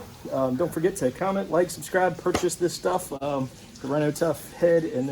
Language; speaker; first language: English; native; English